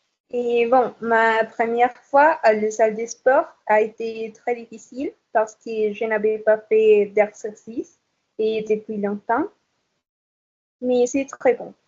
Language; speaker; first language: French; non-native, learner; Spanish